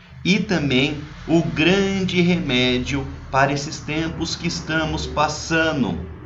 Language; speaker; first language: Portuguese; native; Portuguese